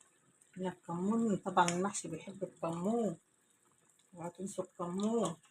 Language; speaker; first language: Arabic; native; Arabic